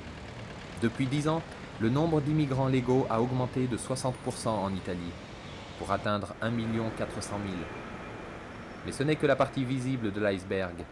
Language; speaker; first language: French; native; French